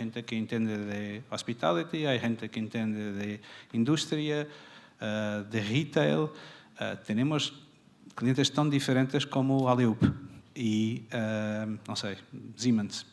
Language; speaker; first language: Spanish; non-native, fluent; Portuguese